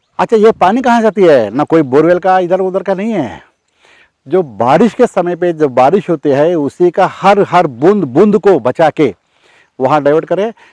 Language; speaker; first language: Hindi; non-native, local second language; Telugu